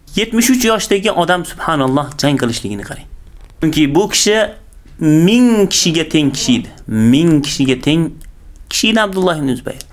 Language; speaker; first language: Uzbek; native; Uzbek